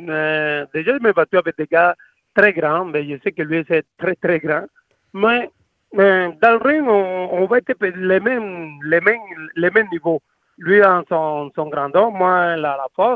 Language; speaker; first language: French; non-native, learner; Spanish